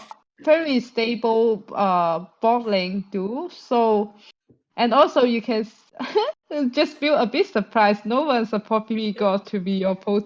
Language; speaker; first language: English; non-native, fluent; Chinese